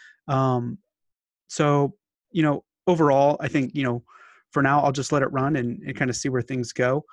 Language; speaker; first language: English; native; English